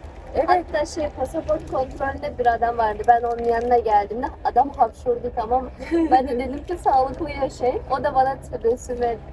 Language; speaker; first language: Turkish; non-native, fluent; Kyrgyz